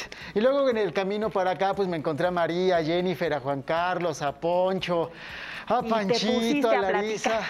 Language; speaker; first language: Spanish; native; Spanish